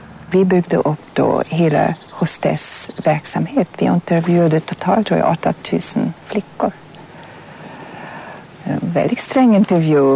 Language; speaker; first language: Swedish; non-native, fluent; German